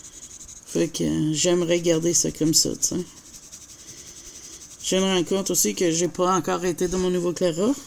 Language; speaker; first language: French; native; French